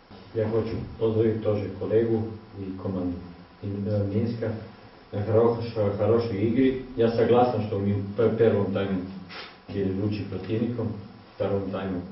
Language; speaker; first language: Russian; non-native, learner; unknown